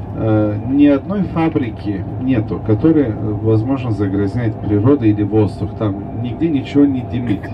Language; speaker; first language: Russian; non-native, fluent; Turkish